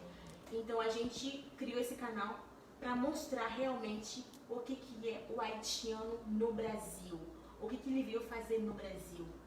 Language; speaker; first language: Portuguese; non-native, fluent; Haitian Creole